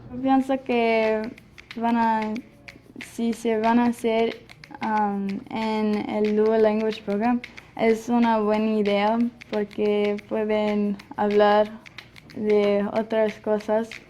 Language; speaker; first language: Spanish; non-native, learner; English